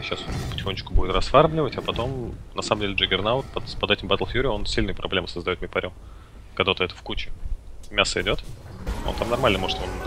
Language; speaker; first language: Russian; native; Russian